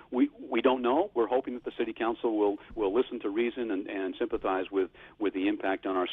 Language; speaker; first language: English; native; English